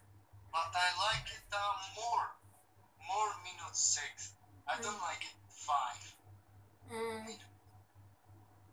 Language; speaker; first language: English; non-native, learner; Romany